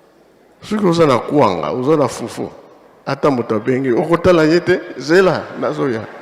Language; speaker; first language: Lingala; non-native, local second language; Kongo